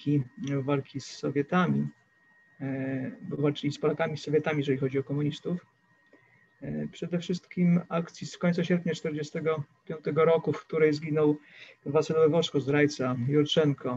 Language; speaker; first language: Polish; native; Polish